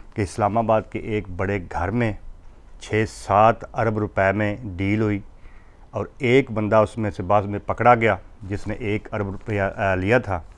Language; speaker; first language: Urdu; non-native, local second language; Punjabi